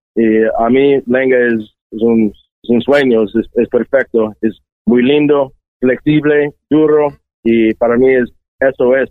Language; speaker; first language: Spanish; non-native, learner; English